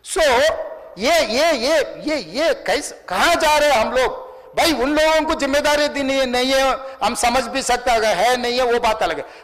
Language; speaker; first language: Hindi; non-native, local second language; Telugu